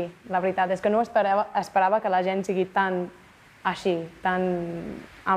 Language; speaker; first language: Catalan; non-native, fluent; English